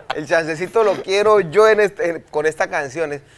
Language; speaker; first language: Spanish; native; Spanish